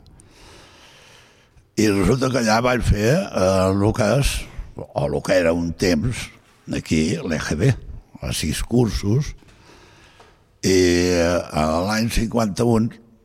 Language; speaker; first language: Catalan; non-native, local second language; Galician